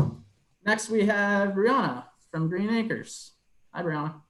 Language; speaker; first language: English; native; English